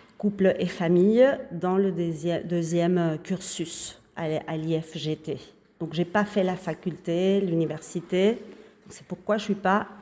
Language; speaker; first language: French; non-native, fluent; Spanish